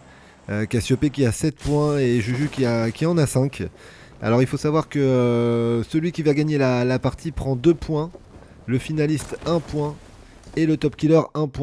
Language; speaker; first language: French; native; French